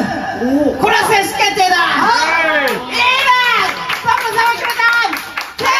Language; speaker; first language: Japanese; native; Japanese